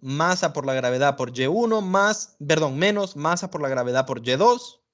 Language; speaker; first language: Spanish; native; Spanish